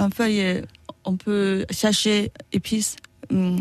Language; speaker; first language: French; non-native, learner; Chinese